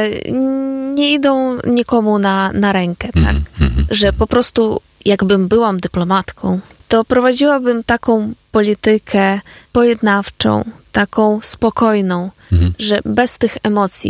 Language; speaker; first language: Polish; non-native, fluent; Ukrainian